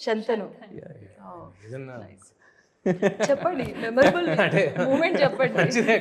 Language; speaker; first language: Telugu; native; Telugu